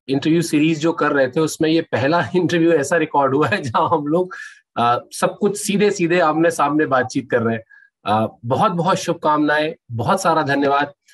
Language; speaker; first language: Hindi; native; Hindi